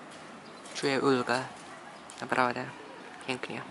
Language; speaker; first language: Polish; non-native, fluent; Japanese